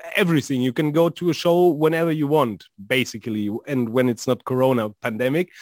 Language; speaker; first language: English; non-native, fluent; German